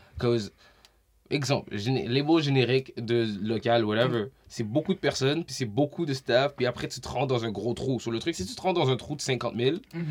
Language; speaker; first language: French; native; French